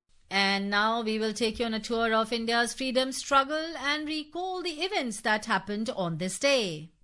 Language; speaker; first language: English; non-native, local second language; Hindi